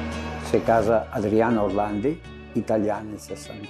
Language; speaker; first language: Bulgarian; non-native, learner; Italian